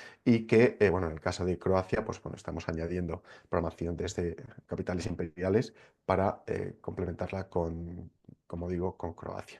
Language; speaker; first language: Spanish; native; Spanish